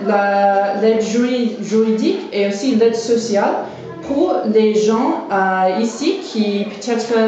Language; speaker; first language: French; non-native, fluent; English